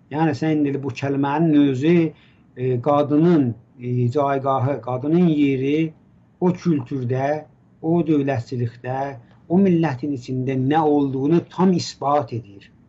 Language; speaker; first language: Azerbaijani; native; Azerbaijani